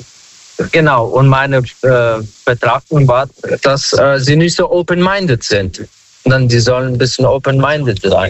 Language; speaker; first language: German; non-native, fluent; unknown